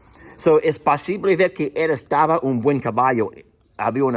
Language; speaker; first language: Spanish; non-native, learner; English